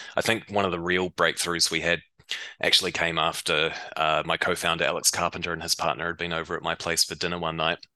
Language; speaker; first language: English; native; English